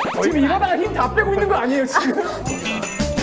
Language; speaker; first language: Korean; native; Korean